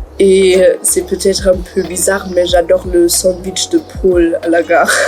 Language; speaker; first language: French; non-native, learner; German